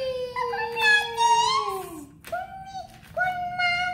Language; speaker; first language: Spanish; early bilingual, heritage; English